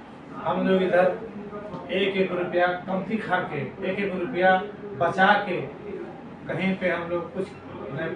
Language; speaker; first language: Hindi; non-native, learner; Nepali